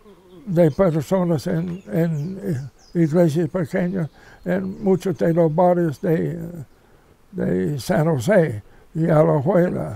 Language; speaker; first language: Spanish; non-native, fluent; English